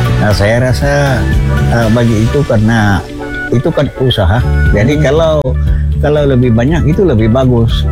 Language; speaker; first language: Malay; non-native, local second language; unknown